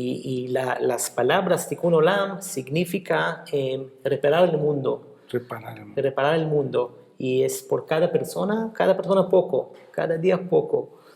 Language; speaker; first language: Spanish; non-native, fluent; Hebrew